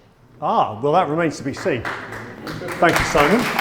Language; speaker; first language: English; native; English